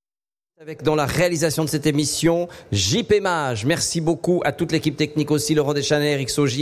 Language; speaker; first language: French; native; French